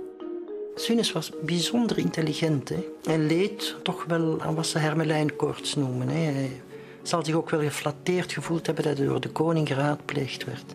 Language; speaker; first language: Dutch; native; Dutch